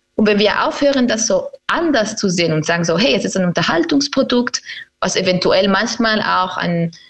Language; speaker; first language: German; non-native, fluent; Spanish